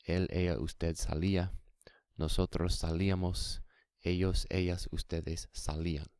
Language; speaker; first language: Spanish; non-native, fluent; English